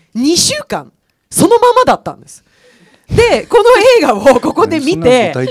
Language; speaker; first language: Japanese; non-native, fluent; Swedish